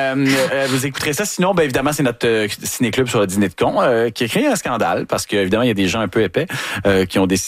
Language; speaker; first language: French; native; French